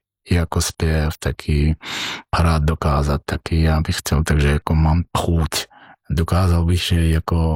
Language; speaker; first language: Czech; non-native, learner; Georgian